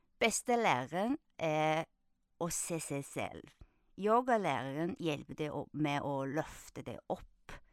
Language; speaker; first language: Norwegian; non-native, fluent; Chinese